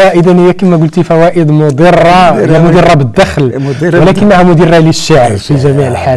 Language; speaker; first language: Arabic; native; Arabic